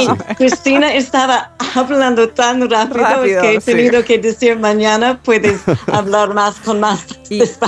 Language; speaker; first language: Spanish; non-native, fluent; English